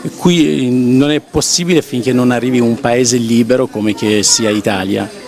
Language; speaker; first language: Italian; non-native, fluent; Persian